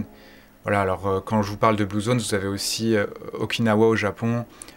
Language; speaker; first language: French; native; French